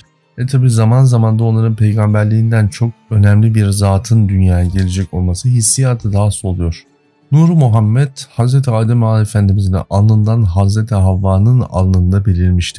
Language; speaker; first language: Turkish; native; Turkish